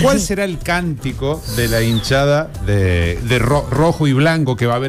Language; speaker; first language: Spanish; native; Spanish